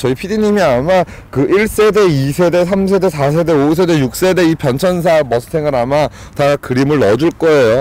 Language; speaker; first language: Korean; native; Korean